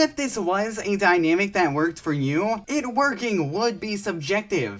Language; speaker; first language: English; native; English